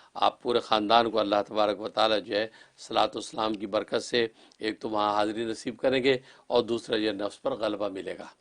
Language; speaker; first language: Urdu; native; Urdu